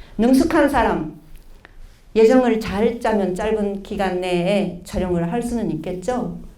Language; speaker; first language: Korean; early bilingual, heritage; Korean